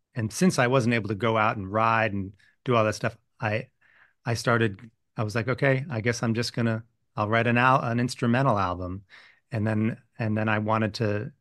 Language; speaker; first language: English; native; English